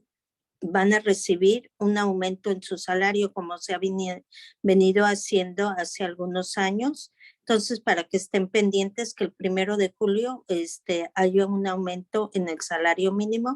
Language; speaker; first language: Spanish; native; Spanish